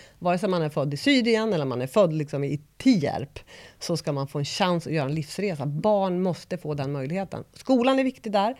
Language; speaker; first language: Swedish; native; Swedish